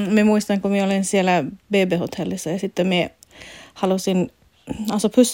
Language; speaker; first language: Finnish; non-native, local second language; Swedish